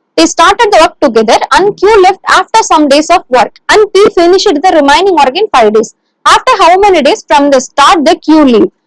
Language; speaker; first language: English; non-native, local second language; Tamil